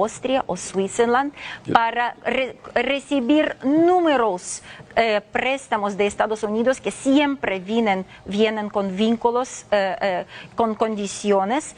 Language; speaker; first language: Spanish; non-native, fluent; Ukrainian